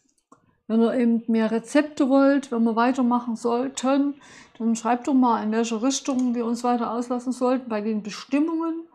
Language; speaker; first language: German; native; German